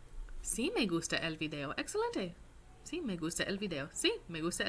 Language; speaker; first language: Spanish; non-native, fluent; English